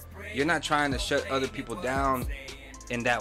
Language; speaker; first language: English; native; English